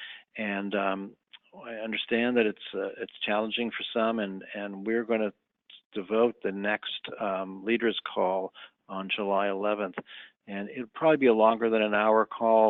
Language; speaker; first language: English; native; English